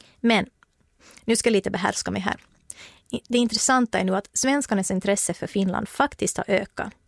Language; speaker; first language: Swedish; native; Swedish